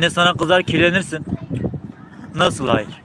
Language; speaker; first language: Turkish; native; Turkish